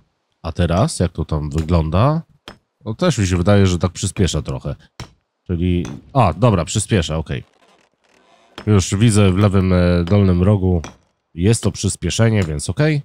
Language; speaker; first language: Polish; native; Polish